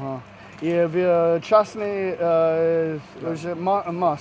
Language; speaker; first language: Russian; non-native, learner; English